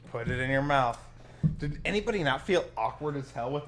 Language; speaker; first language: English; native; English